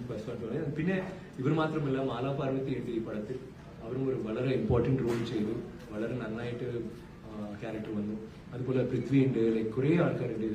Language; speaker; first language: Malayalam; non-native, learner; Tamil